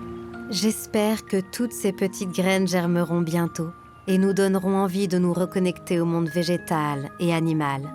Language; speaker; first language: French; native; French